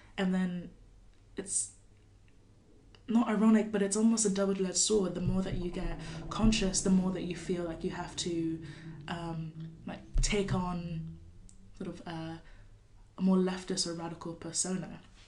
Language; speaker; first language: English; native; English